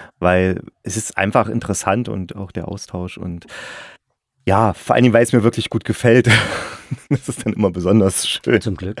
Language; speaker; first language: German; native; German